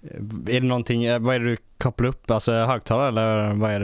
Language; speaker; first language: Swedish; native; Swedish